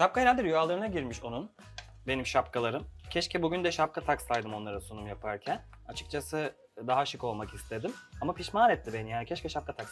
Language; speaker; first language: Turkish; native; Turkish